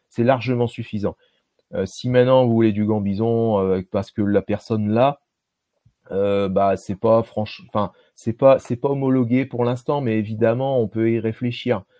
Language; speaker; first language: French; native; French